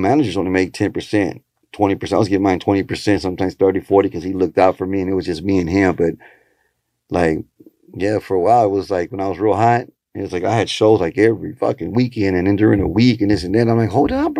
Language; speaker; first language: English; early bilingual, other home language; Spanish